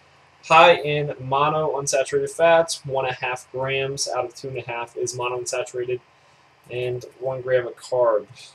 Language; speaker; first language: English; native; English